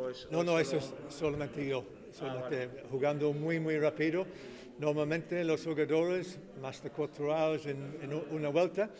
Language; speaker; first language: Spanish; non-native, learner; English